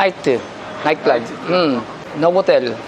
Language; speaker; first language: Korean; non-native, learner; Filipino